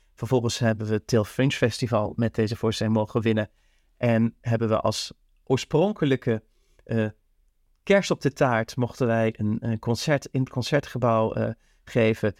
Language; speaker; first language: Dutch; native; Dutch